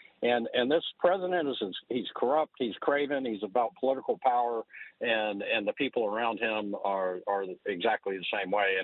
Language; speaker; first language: English; native; English